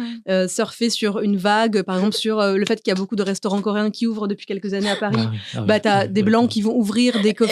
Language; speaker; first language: French; native; French